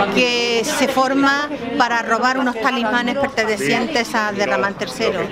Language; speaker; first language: Spanish; native; Spanish